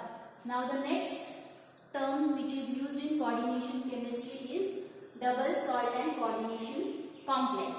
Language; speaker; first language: English; non-native, local second language; Marathi